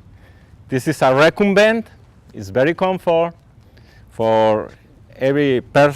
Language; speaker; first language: English; non-native, learner; Spanish